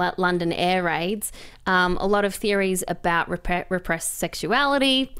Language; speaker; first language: English; native; English